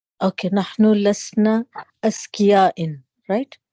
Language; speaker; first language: Arabic; non-native, learner; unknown